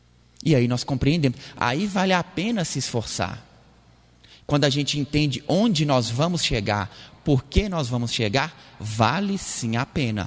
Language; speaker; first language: Portuguese; native; Portuguese